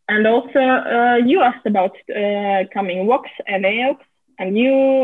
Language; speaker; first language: English; non-native, fluent; Russian